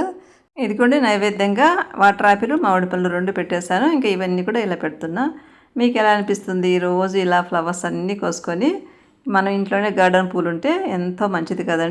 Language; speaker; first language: Telugu; native; Telugu